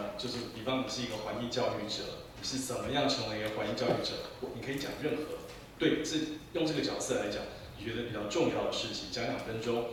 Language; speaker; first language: Chinese; native; Chinese